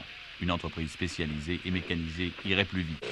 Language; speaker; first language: French; native; French